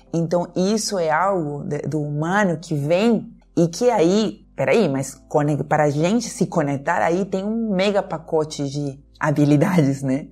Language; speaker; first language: Portuguese; non-native, fluent; Spanish